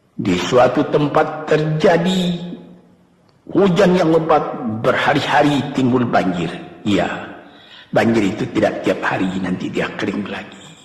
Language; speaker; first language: Indonesian; non-native, local second language; Minangkabau